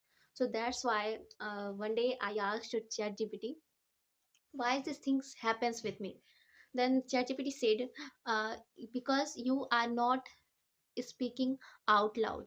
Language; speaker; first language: English; non-native, learner; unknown